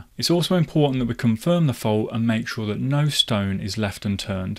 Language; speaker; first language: English; native; English